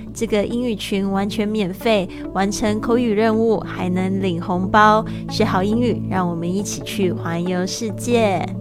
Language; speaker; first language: Chinese; native; Chinese